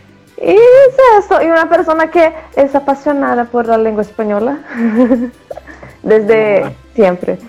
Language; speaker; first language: Spanish; non-native, fluent; Portuguese